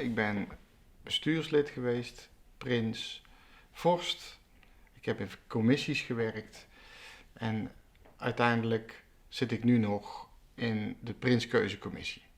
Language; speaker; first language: Dutch; native; Dutch